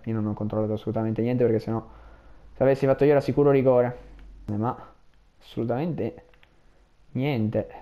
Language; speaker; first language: Italian; native; Italian